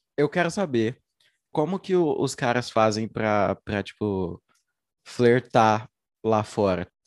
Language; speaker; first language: Portuguese; native; Portuguese